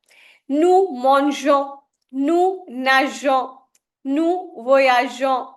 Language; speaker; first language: French; non-native, fluent; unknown